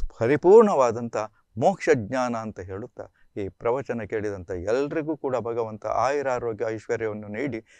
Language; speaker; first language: Kannada; native; Kannada